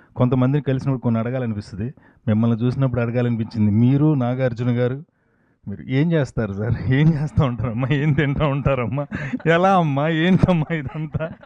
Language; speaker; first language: Telugu; native; Telugu